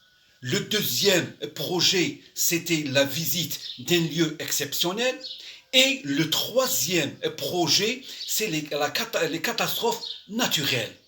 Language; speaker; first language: French; non-native, local second language; Arabic